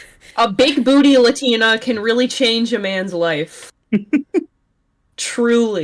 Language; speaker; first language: English; native; English